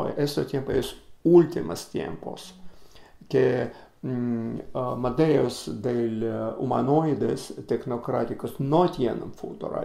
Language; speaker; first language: Spanish; non-native, learner; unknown